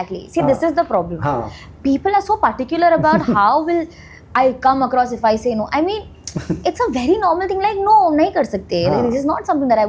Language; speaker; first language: English; non-native, local second language; Hindi